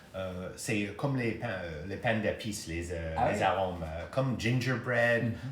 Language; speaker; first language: French; non-native, learner; English